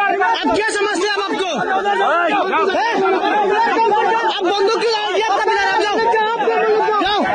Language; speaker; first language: Hindi; non-native, learner; Bangla